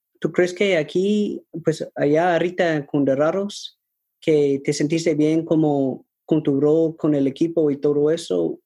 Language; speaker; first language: Spanish; non-native, learner; English